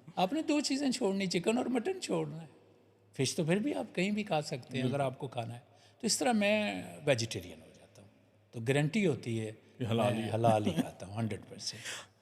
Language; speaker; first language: Urdu; non-native, local second language; Punjabi